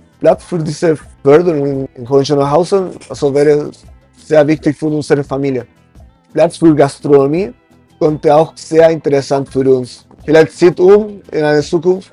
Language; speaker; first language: German; non-native, fluent; Spanish